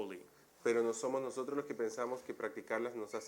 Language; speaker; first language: Spanish; native; Spanish